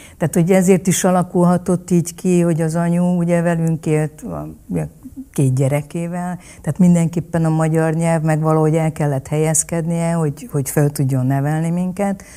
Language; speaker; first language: Hungarian; early bilingual, other home language; Vietnamese